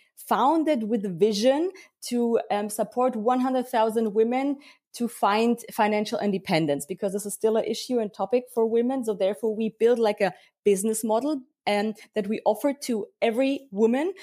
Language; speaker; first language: English; early bilingual, heritage; German